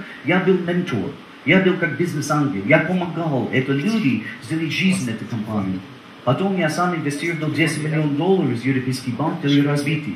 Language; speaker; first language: Russian; non-native, learner; English